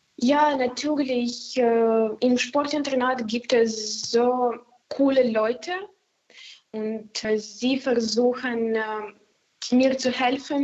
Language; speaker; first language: German; non-native, learner; Ukrainian